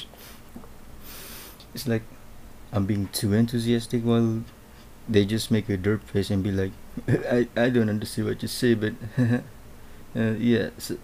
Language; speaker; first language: English; non-native, local second language; Malay